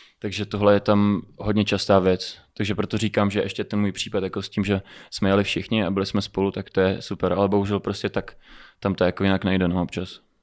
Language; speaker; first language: Czech; early bilingual, other home language; Romanian